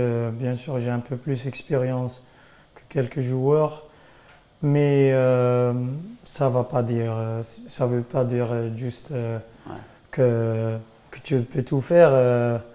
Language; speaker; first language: French; non-native, fluent; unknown